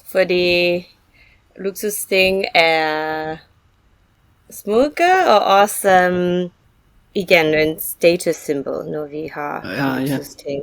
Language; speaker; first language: Danish; non-native, learner; English